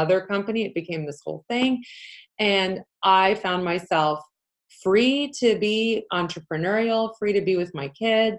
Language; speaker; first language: English; early bilingual, other home language; Polish